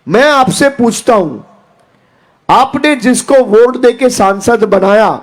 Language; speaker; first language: Hindi; non-native, local second language; Bangla